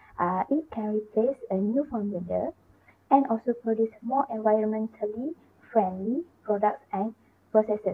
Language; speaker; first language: English; non-native, local second language; Malay